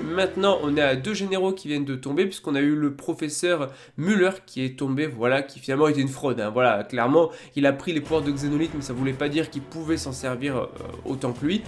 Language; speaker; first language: French; native; French